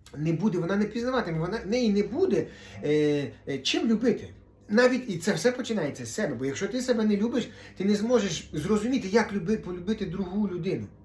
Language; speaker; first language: Ukrainian; non-native, local second language; Russian